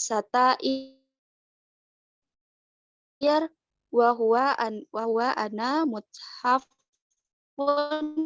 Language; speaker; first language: Arabic; non-native, learner; Indonesian